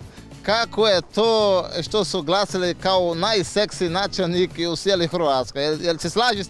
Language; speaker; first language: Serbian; non-native, learner; Portuguese